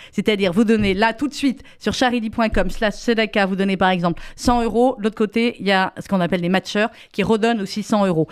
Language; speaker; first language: French; native; French